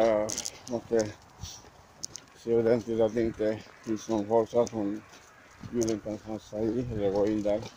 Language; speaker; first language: Swedish; non-native, learner; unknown